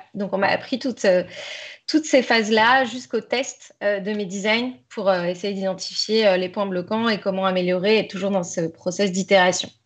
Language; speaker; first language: French; native; French